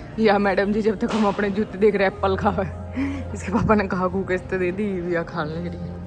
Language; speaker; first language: Hindi; native; Hindi